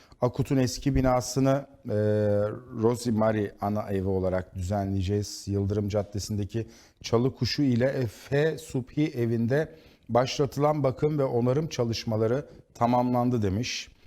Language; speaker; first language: Turkish; native; Turkish